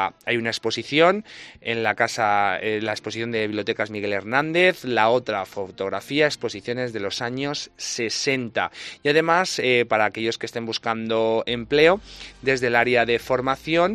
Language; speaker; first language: Spanish; native; Spanish